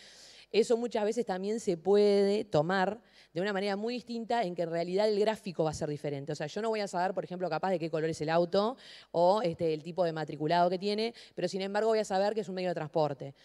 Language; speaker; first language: Spanish; native; Spanish